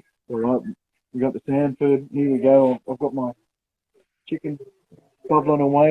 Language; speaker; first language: English; native; English